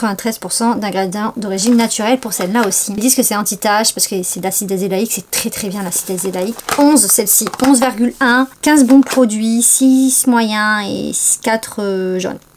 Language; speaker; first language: French; native; French